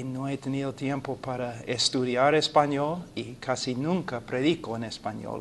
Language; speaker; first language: Spanish; non-native, fluent; English